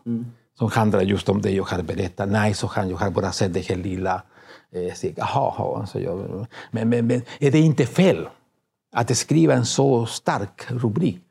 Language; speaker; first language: Swedish; non-native, fluent; Spanish